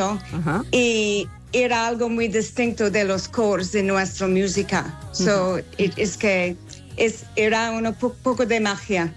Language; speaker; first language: Spanish; non-native, fluent; English